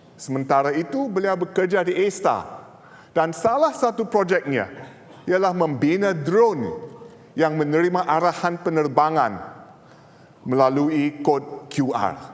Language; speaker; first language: Malay; non-native, local second language; English